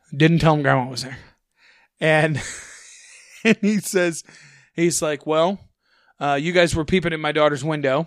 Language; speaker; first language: English; native; English